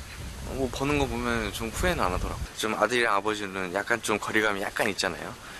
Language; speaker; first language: Korean; native; Korean